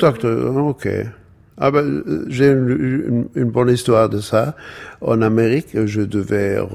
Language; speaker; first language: French; non-native, fluent; German